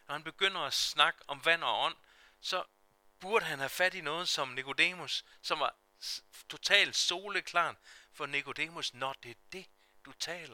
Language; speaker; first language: Danish; native; Danish